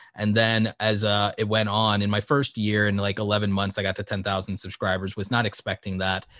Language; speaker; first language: English; native; English